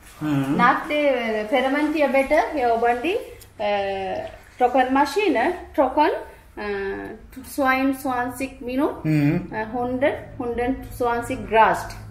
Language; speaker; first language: German; non-native, learner; Sinhala